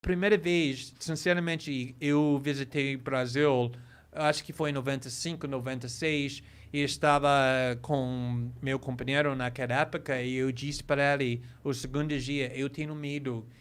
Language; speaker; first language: Portuguese; non-native, fluent; English